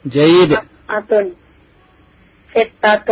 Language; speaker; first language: Arabic; non-native, learner; Indonesian